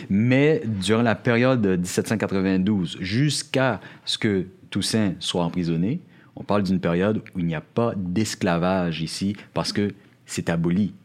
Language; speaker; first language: French; native; French